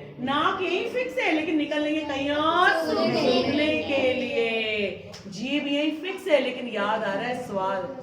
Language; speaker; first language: Hindi; native; Hindi